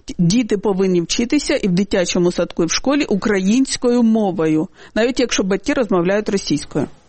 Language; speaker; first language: Ukrainian; non-native, local second language; Russian